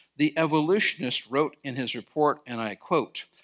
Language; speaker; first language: English; native; English